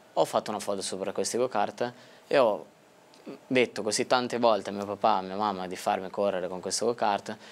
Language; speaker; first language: Italian; native; Italian